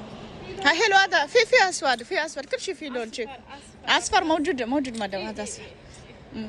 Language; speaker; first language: Arabic; non-native, learner; Amharic